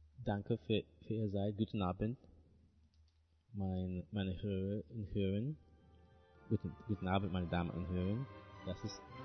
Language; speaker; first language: German; non-native, learner; English